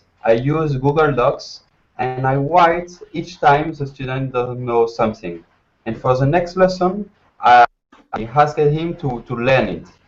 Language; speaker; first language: English; non-native, learner; French